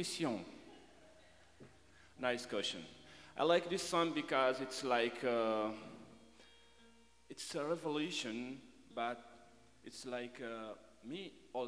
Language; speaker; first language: English; non-native, learner; Tamasheq